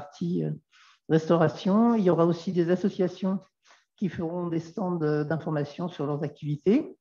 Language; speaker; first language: French; native; French